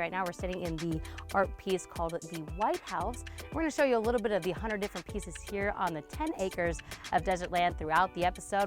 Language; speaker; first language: English; native; English